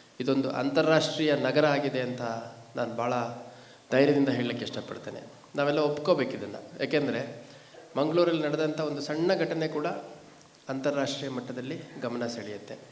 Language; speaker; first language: Kannada; native; Kannada